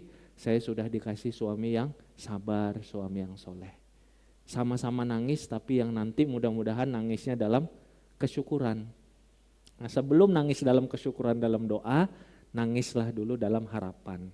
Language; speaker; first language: Indonesian; non-native, local second language; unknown